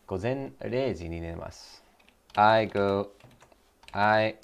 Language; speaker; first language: Japanese; non-native, learner; English